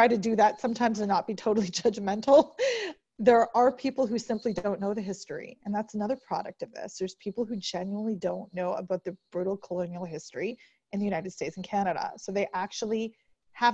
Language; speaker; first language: English; native; English